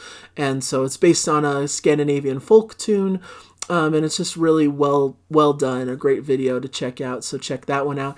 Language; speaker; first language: English; native; English